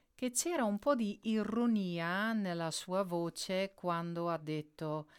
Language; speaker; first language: Italian; non-native, fluent; Dutch